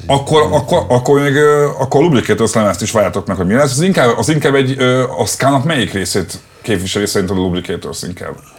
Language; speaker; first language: Hungarian; native; Hungarian